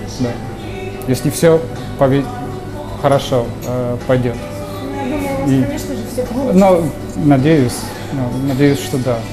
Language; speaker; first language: Russian; non-native, learner; Polish